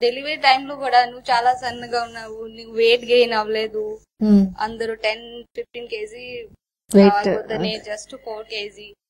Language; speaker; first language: Telugu; non-native, learner; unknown